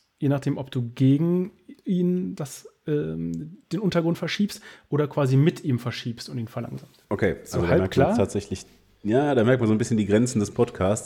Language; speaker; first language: German; native; German